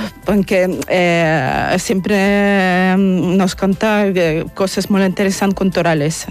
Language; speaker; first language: Catalan; non-native, learner; Russian